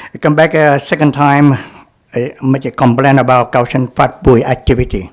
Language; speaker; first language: English; non-native, learner; Vietnamese